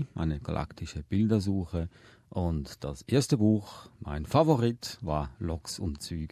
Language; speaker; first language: German; native; German